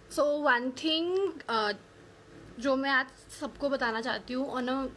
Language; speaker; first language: Hindi; native; Hindi